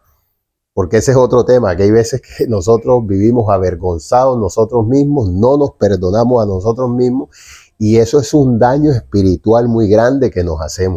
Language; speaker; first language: Spanish; native; Spanish